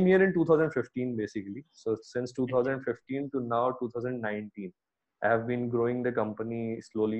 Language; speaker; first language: English; non-native, local second language; Hindi